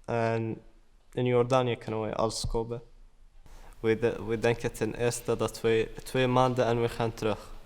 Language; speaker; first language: Dutch; early bilingual, other home language; Arabic